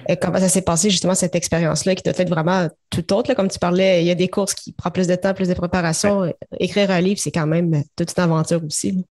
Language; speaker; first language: French; native; French